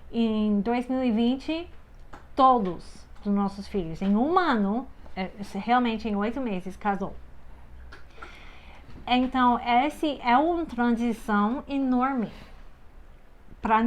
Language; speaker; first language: Portuguese; non-native, fluent; English